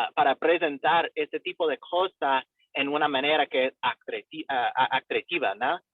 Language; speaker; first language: Spanish; non-native, fluent; English